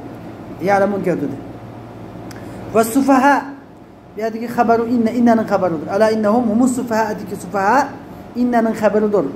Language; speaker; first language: Arabic; non-native, fluent; Uyghur